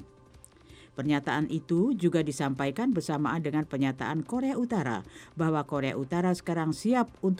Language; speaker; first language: Indonesian; native; Indonesian